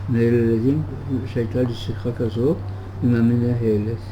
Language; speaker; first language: Hebrew; early bilingual, other home language; German